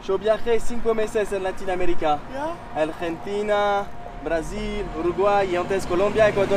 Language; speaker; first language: Spanish; non-native, learner; French